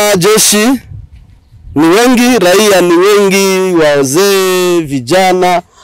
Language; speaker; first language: Swahili; non-native, local second language; Kinyarwanda